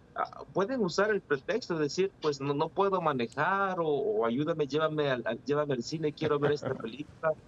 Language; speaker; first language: Spanish; native; Spanish